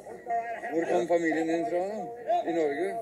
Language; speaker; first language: Norwegian; native; Norwegian